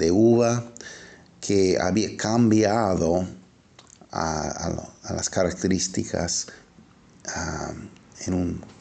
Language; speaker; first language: Spanish; non-native, fluent; English